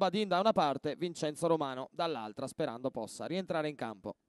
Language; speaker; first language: Italian; native; Italian